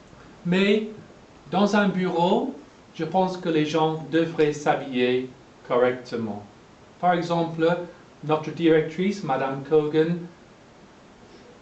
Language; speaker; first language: French; non-native, fluent; English